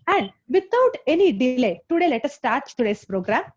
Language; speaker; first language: English; non-native, local second language; Kannada